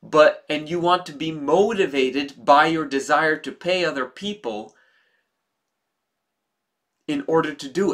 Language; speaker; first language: English; native; English